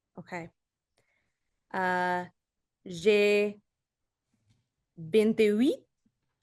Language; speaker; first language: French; non-native, learner; English